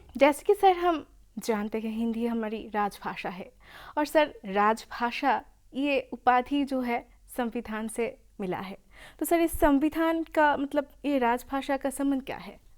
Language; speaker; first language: Hindi; non-native, local second language; Bangla